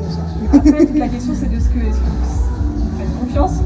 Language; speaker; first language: French; native; French